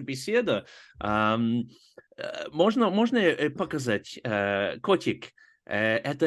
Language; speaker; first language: Russian; non-native, fluent; English